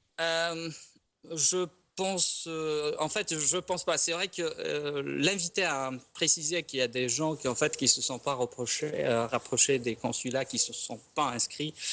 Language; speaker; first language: French; non-native, local second language; Arabic